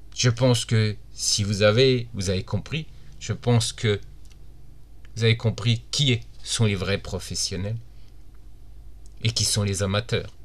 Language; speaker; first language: French; native; French